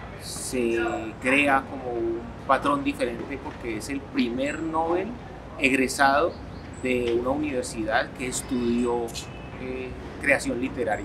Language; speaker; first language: Spanish; native; Spanish